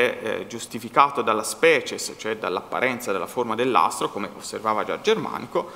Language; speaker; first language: Italian; native; Italian